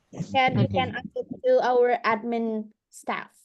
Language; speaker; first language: English; non-native, fluent; Indonesian